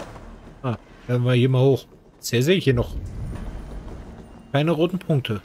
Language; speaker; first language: German; native; German